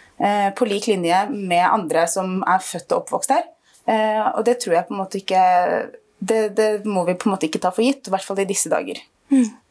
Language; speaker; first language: Norwegian; early bilingual, other home language; Arabic